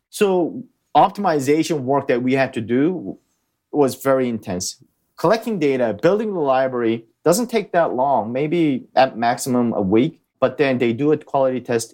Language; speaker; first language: English; early bilingual, other home language; Korean